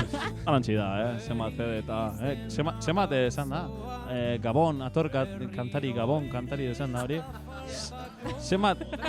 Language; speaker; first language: Basque; native; Basque